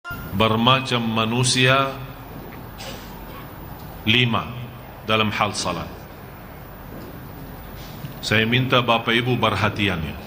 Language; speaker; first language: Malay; non-native, fluent; Arabic